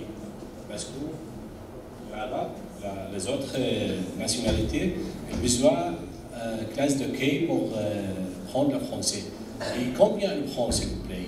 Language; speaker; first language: French; non-native, learner; Arabic